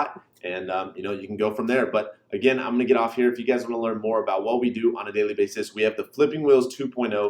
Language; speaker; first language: English; native; English